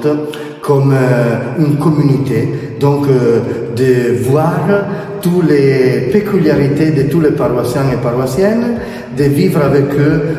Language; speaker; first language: French; non-native, fluent; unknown